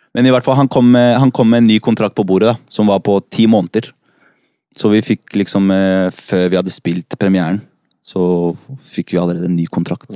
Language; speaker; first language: Norwegian; early bilingual, other home language; Spanish